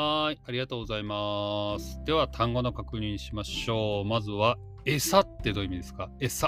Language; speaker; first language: Japanese; native; Japanese